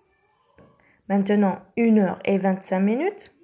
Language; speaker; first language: French; non-native, local second language; Arabic